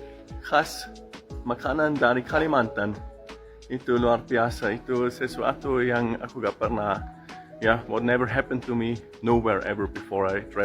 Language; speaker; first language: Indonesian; non-native, fluent; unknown